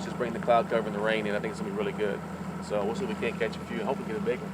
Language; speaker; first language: English; native; English